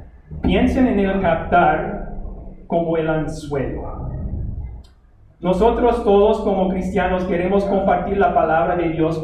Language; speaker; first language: Spanish; non-native, fluent; English